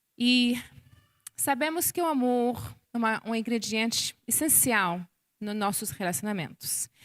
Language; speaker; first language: Portuguese; non-native, fluent; English